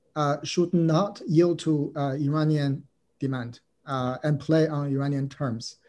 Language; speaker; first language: English; non-native, fluent; Chinese